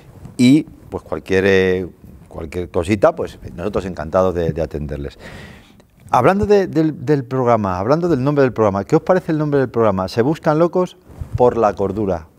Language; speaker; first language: Spanish; native; Spanish